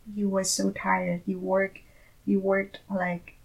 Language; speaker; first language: English; non-native, fluent; Vietnamese